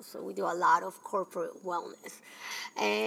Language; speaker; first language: English; early bilingual, other home language; Spanish